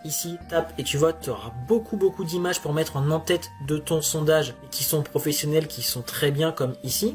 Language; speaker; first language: French; native; French